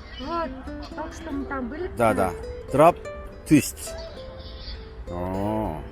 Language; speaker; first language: Russian; non-native, learner; Korean